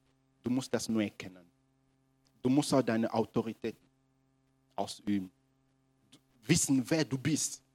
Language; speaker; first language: German; non-native, fluent; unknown